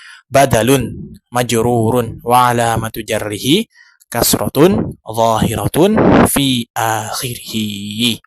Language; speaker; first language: Arabic; non-native, learner; Indonesian